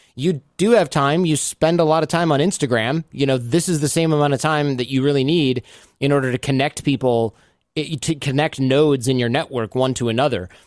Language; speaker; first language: English; native; English